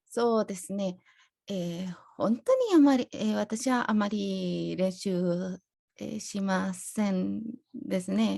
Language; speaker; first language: Japanese; non-native, learner; Spanish